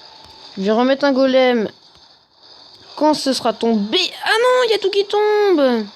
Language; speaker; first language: French; native; French